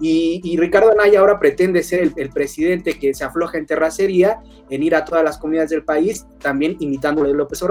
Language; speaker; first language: Spanish; native; Spanish